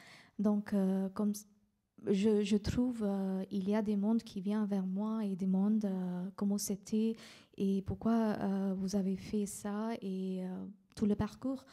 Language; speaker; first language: French; non-native, fluent; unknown